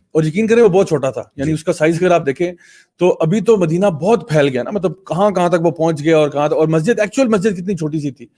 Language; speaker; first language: Urdu; native; Urdu